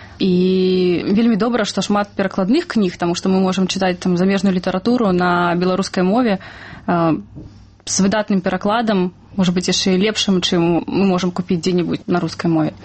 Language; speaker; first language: Belarusian; early bilingual, other home language; Russian